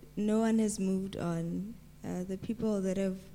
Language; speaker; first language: English; non-native, local second language; Tswana